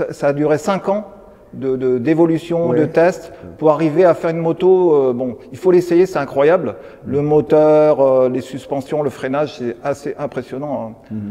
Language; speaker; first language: French; native; French